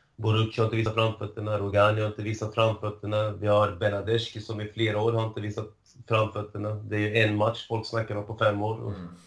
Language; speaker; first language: Swedish; early bilingual, other home language; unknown